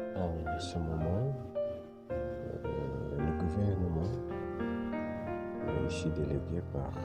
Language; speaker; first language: French; non-native, fluent; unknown